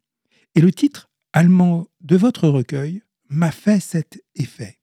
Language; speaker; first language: French; native; French